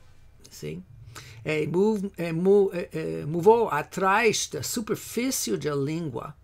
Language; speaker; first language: Portuguese; non-native, fluent; English